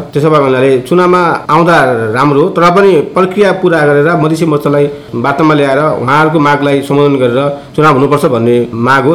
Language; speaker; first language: Nepali; non-native, local second language; Bhojpuri